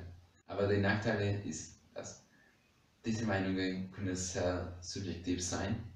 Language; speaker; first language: German; non-native, learner; Spanish